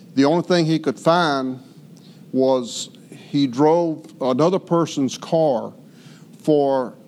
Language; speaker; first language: English; native; English